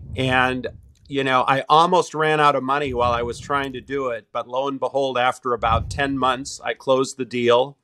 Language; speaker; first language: English; native; English